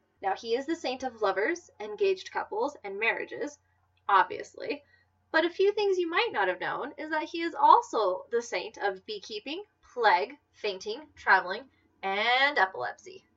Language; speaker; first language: English; native; English